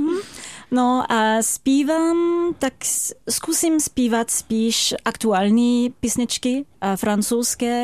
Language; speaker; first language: Czech; non-native, fluent; French